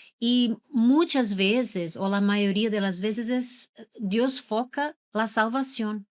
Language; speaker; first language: Portuguese; non-native, learner; Spanish